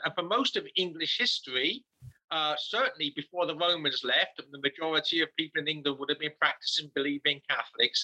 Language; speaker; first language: English; native; English